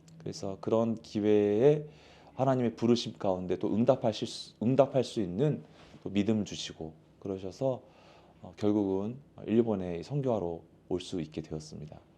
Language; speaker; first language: Korean; native; Korean